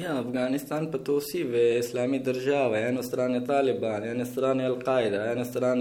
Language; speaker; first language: Slovenian; non-native, learner; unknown